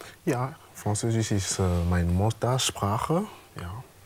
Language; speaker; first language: German; non-native, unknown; French